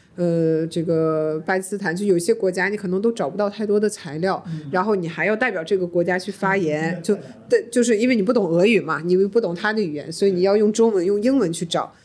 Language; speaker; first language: Chinese; early bilingual, heritage; Chinese